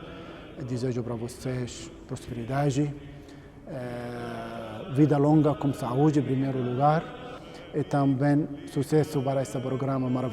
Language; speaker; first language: Portuguese; non-native, learner; Arabic